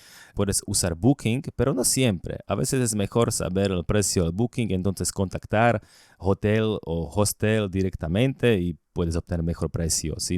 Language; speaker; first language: Spanish; non-native, learner; Slovak